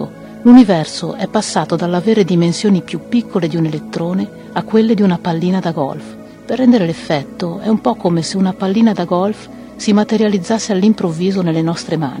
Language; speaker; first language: Italian; native; Italian